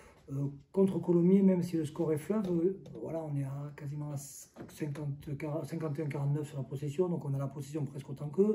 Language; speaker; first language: French; native; French